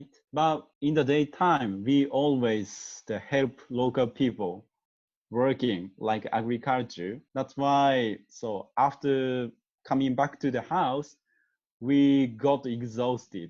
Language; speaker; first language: English; non-native, learner; Japanese